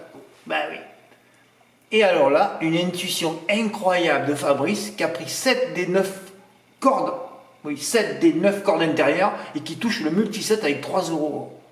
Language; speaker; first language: French; native; French